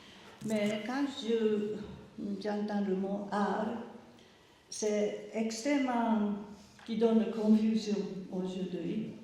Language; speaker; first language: French; non-native, learner; Japanese